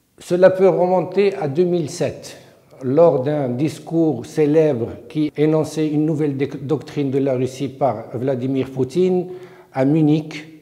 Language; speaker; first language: French; non-native, local second language; Arabic